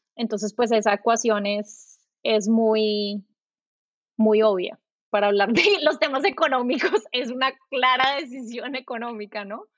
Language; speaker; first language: Spanish; native; Spanish